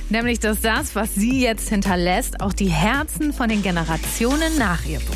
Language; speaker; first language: German; native; German